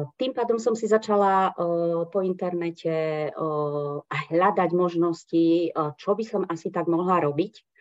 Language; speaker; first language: Slovak; non-native, local second language; Hungarian